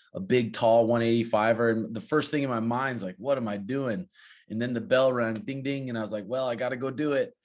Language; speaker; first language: English; native; English